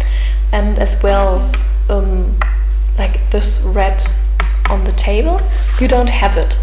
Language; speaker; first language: English; non-native, fluent; German